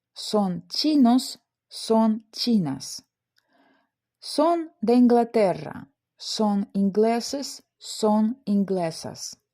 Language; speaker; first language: Spanish; non-native, fluent; Ukrainian